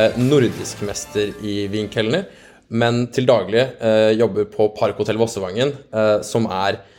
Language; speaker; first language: Norwegian; native; Norwegian